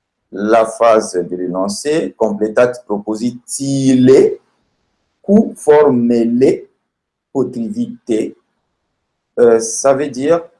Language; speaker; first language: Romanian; non-native, fluent; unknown